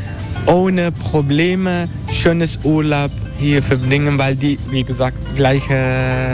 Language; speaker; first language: German; non-native, learner; Turkish